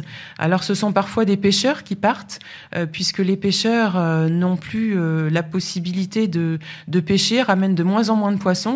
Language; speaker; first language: French; native; French